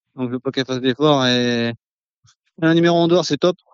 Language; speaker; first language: French; native; French